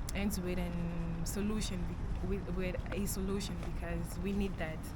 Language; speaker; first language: English; non-native, fluent; Korean